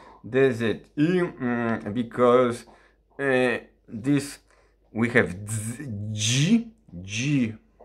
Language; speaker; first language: English; non-native, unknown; Polish